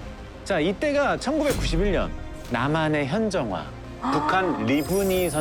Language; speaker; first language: Korean; native; Korean